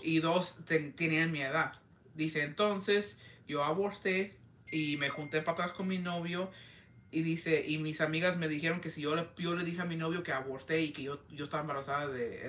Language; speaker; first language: Spanish; early bilingual, heritage; Spanish